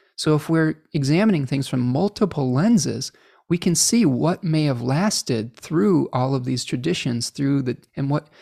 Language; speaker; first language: English; native; English